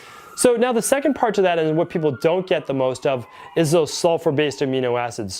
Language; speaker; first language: English; native; English